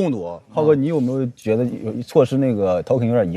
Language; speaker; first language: Chinese; native; Chinese